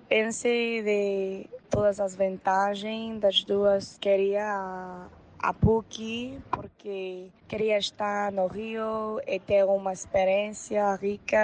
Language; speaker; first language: Portuguese; non-native, fluent; English